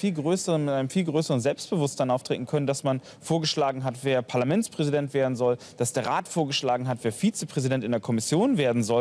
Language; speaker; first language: German; native; German